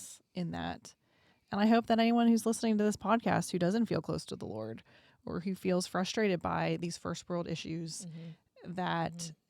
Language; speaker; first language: English; native; English